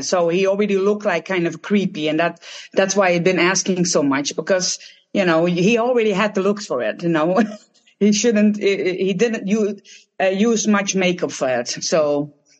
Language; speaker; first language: English; non-native, fluent; Dutch